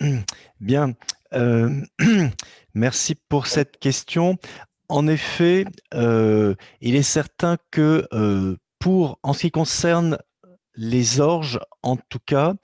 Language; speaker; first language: French; native; French